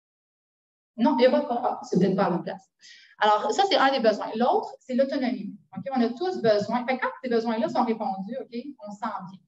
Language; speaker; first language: French; native; French